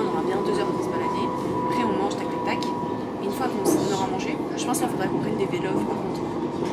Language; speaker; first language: French; native; French